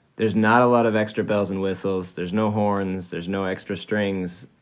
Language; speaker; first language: English; early bilingual, other home language; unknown